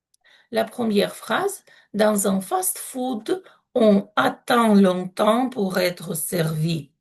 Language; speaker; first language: French; non-native, fluent; Ukrainian